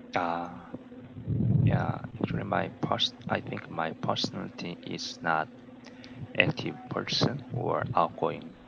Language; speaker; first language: English; non-native, learner; Korean